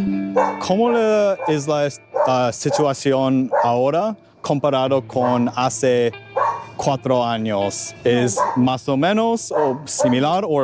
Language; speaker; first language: Spanish; non-native, learner; English